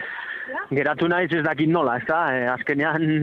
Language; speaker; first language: Basque; non-native, local second language; Spanish